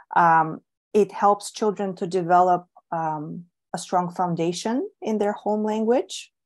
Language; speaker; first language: English; non-native, fluent; Bulgarian